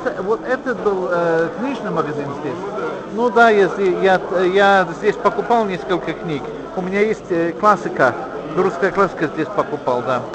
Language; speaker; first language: Russian; non-native, learner; English